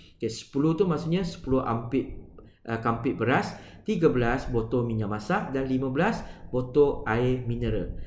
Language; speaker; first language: Malay; non-native, local second language; Chinese